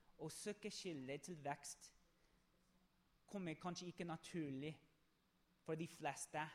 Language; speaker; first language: Norwegian; non-native, fluent; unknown